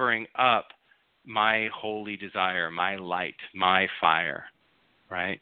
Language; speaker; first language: English; native; English